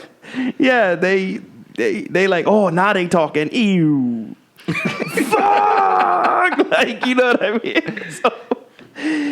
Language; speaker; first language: English; native; English